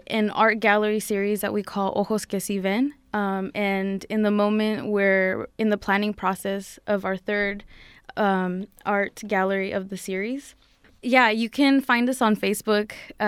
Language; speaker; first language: English; native; English